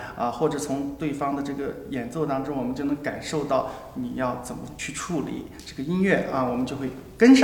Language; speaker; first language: Chinese; native; Chinese